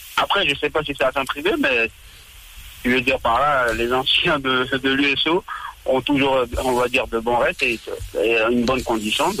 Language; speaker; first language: French; early bilingual, other home language; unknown